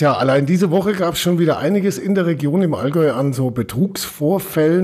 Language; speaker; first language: German; native; German